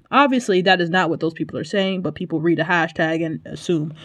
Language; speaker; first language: English; native; English